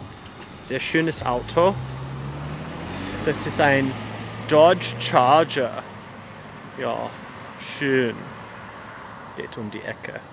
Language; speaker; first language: German; non-native, fluent; English